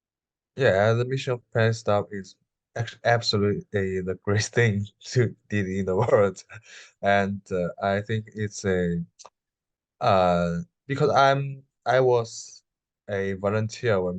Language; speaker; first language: English; non-native, learner; Chinese